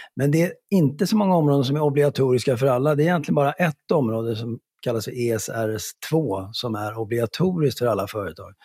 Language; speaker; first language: Swedish; native; Swedish